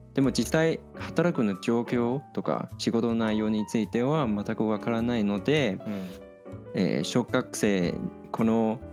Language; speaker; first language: Japanese; non-native, fluent; Chinese